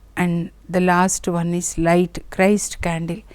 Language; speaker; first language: English; non-native, local second language; Telugu